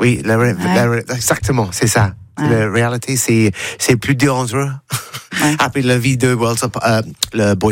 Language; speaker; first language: French; non-native, learner; English